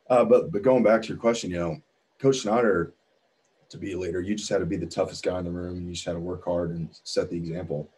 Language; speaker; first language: English; native; English